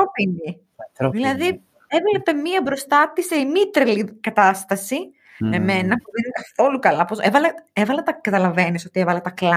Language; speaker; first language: Greek; native; Greek